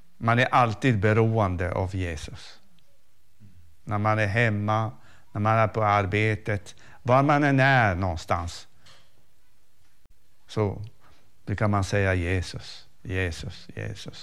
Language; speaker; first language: Swedish; non-native, fluent; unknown